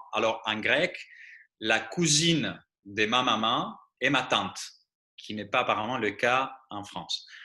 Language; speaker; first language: French; non-native, fluent; Greek